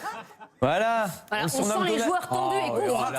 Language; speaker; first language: French; native; French